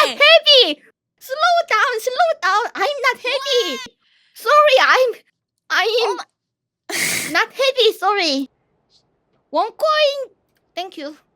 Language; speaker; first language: English; non-native, learner; Korean